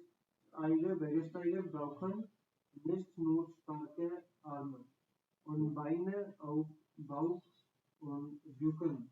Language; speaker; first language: German; non-native, learner; Hindi